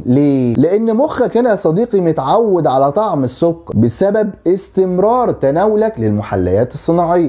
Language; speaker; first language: Arabic; native; Arabic